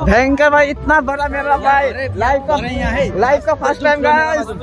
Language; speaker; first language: Hindi; non-native, local second language; Nepali